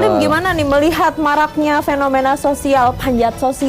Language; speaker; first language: Indonesian; native; Indonesian